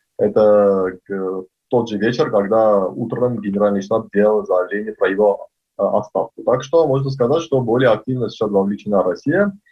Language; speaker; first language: Russian; non-native, local second language; Armenian